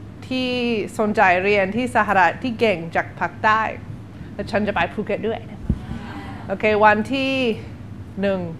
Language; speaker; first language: Thai; non-native, learner; English